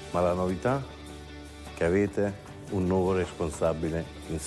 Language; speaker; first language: Italian; native; Italian